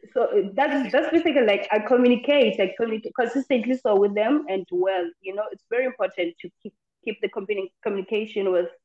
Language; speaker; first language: English; non-native, local second language; Xhosa